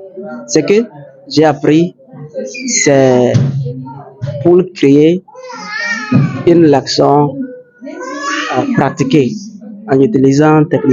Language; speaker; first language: French; non-native, learner; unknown